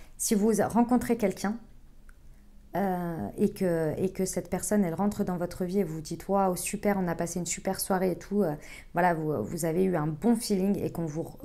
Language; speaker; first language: French; native; French